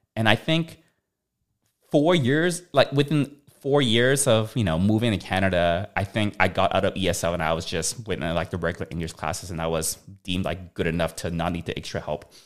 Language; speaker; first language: English; early bilingual, other home language; Cantonese